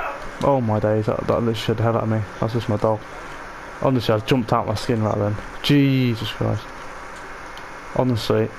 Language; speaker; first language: English; native; English